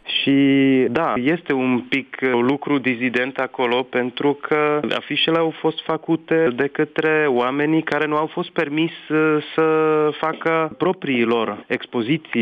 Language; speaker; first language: Romanian; non-native, fluent; Czech